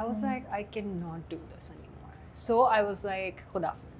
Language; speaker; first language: English; non-native, local second language; Hindi